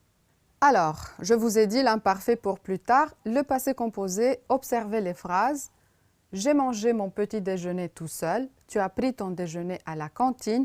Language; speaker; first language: French; non-native, fluent; Romanian